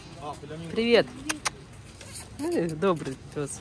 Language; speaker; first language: Russian; native; Russian